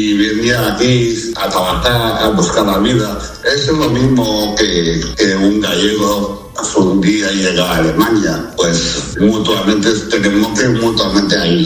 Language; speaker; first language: Spanish; non-native, fluent; Chinese